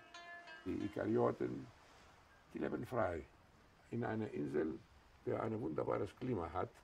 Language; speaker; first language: German; non-native, fluent; Greek